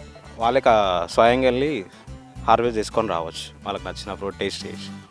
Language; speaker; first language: Telugu; native; Telugu